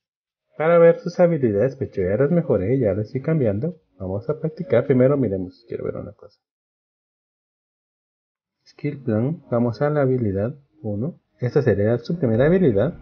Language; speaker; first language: Spanish; native; Spanish